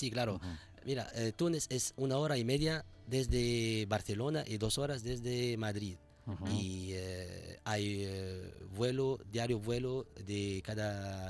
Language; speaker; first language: Spanish; non-native, fluent; Arabic